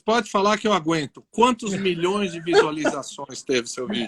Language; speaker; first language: Portuguese; native; Portuguese